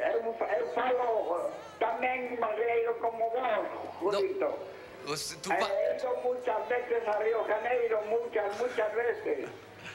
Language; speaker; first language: Portuguese; non-native, learner; Spanish